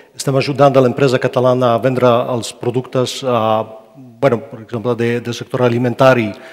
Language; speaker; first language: Catalan; non-native, fluent; Polish